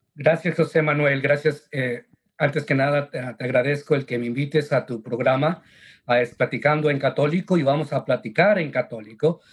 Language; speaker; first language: Spanish; native; Spanish